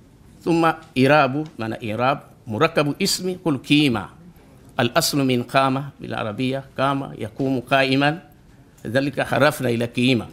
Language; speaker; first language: Arabic; non-native, fluent; Swahili